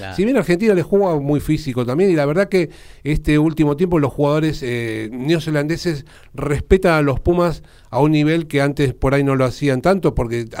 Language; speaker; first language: Spanish; native; Spanish